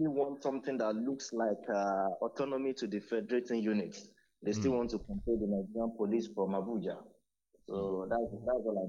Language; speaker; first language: English; non-native, local second language; Yoruba